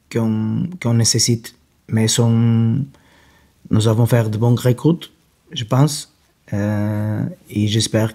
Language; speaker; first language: French; non-native, fluent; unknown